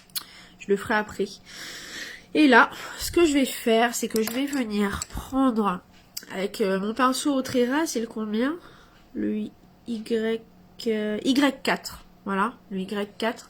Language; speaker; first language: French; native; French